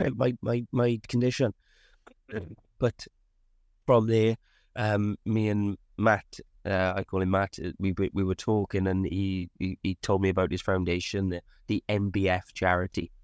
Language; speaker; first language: English; native; English